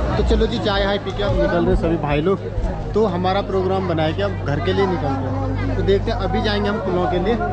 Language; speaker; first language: Hindi; native; Hindi